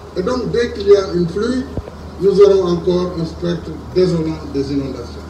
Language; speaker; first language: French; non-native, local second language; Wolof